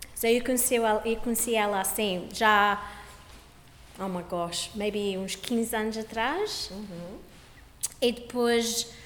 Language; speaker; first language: Portuguese; early bilingual, heritage; Portuguese